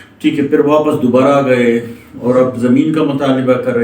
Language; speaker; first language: Urdu; native; Urdu